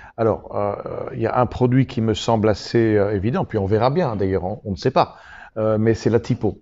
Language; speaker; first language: French; native; French